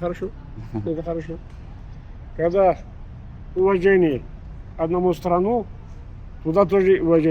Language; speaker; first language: Russian; non-native, local second language; Chechen